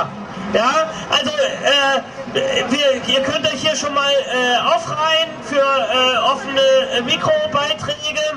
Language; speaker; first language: German; native; German